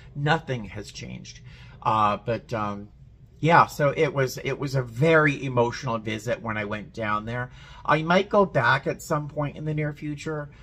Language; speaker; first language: English; native; English